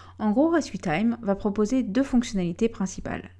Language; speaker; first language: French; native; French